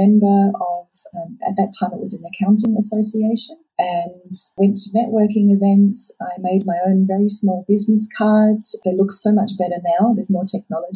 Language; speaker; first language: English; native; English